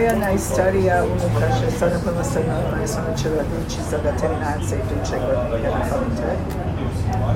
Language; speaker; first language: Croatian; early bilingual, heritage; Serbian